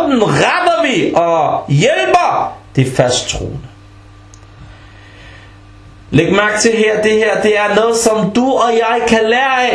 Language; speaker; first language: Danish; early bilingual, other home language; Arabic